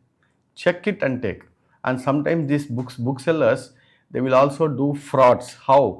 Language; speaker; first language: English; non-native, local second language; Telugu